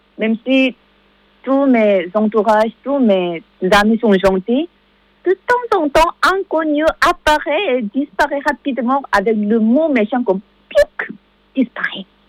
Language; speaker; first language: French; non-native, learner; Korean